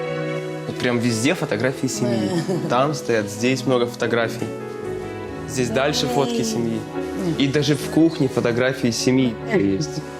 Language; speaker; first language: Russian; native; Russian